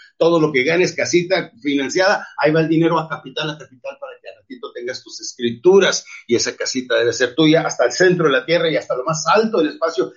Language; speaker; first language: Spanish; native; Spanish